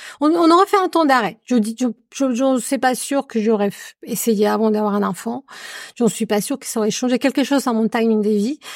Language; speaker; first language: French; non-native, fluent; Spanish